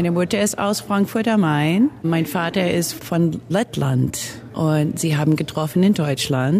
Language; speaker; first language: German; early bilingual, heritage; English